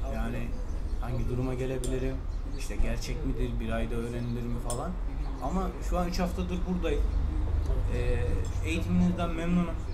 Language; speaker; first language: Turkish; native; Turkish